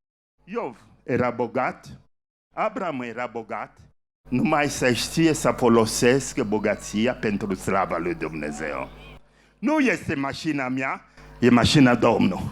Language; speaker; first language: Romanian; non-native, fluent; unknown